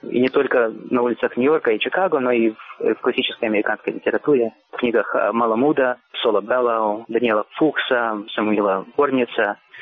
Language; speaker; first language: Russian; native; Russian